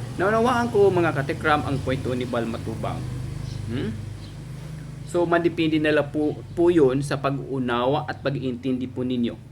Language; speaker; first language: Filipino; native; Filipino